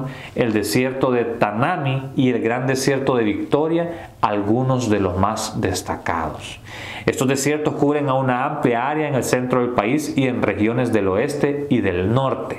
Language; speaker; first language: Spanish; native; Spanish